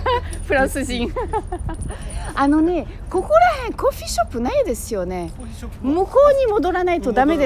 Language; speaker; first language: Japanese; non-native, fluent; French